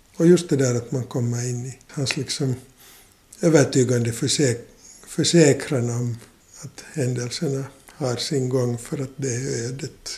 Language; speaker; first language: Swedish; native; Swedish